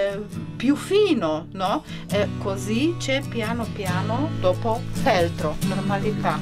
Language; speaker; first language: Italian; non-native, learner; Czech